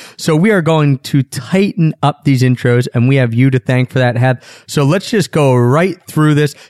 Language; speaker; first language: English; native; English